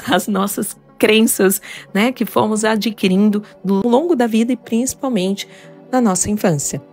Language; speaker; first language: Portuguese; native; Portuguese